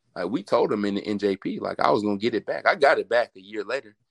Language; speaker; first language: English; native; English